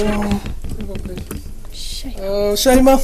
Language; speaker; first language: French; non-native, local second language; Comorian